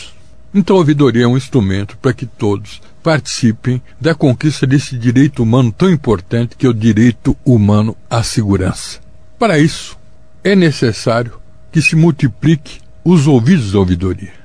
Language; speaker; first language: Portuguese; native; Portuguese